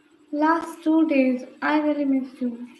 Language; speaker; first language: English; non-native, learner; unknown